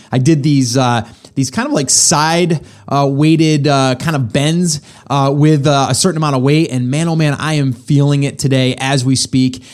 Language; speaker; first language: English; native; English